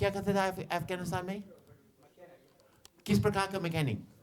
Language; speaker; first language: Hindi; non-native, fluent; English